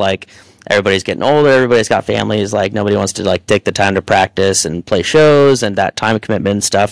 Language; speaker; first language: English; native; English